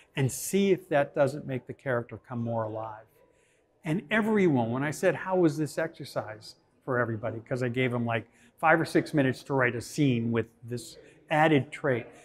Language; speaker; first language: English; native; English